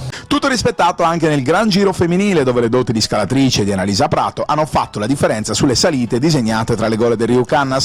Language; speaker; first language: Italian; native; Italian